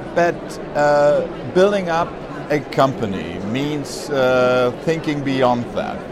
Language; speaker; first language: English; non-native, fluent; German